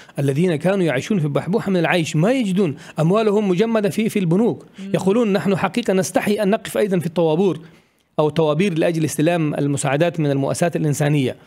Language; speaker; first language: Arabic; non-native, fluent; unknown